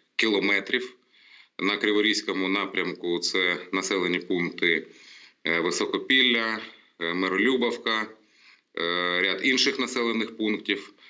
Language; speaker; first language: Ukrainian; non-native, local second language; Russian